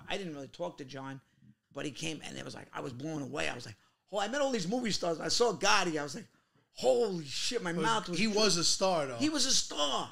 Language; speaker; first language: English; native; English